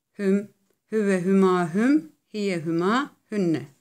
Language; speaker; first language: Turkish; native; Turkish